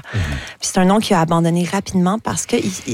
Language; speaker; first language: French; native; French